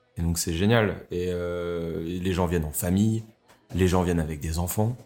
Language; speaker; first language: French; native; French